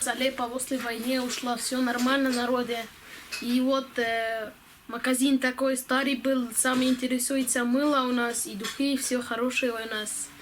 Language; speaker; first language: Russian; non-native, learner; Arabic